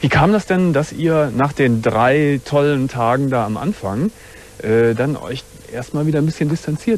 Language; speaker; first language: German; native; German